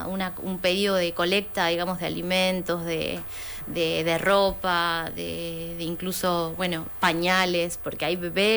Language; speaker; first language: Spanish; native; Spanish